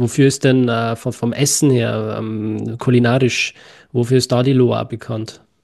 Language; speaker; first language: German; native; German